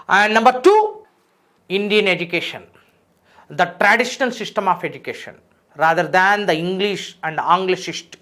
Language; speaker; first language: English; non-native, local second language; Telugu